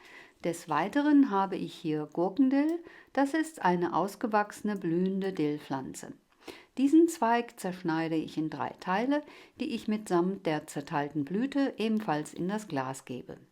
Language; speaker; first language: German; native; German